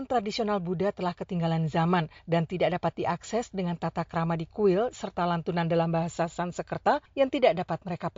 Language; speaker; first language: Indonesian; native; Indonesian